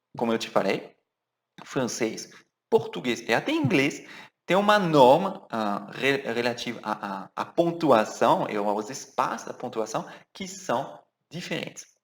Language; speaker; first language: Portuguese; non-native, fluent; French